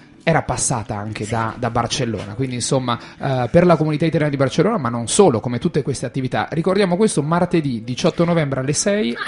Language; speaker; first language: Italian; native; Italian